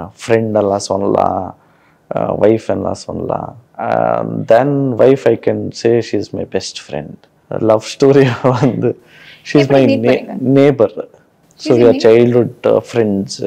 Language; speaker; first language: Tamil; non-native, learner; Kannada